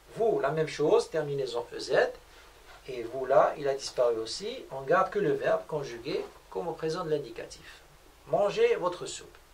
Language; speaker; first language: French; non-native, local second language; Arabic